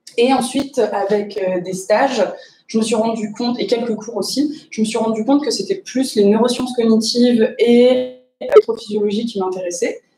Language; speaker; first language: French; native; French